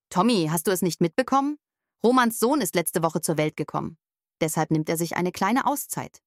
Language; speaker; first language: German; native; German